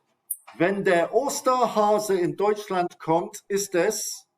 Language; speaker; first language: German; non-native, fluent; English